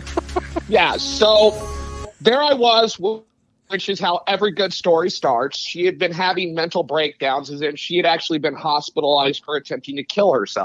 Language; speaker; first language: English; native; English